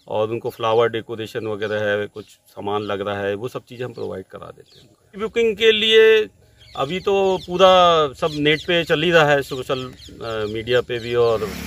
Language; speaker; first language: Hindi; native; Hindi